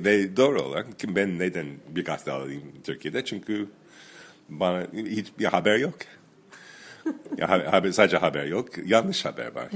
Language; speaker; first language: Turkish; non-native, fluent; English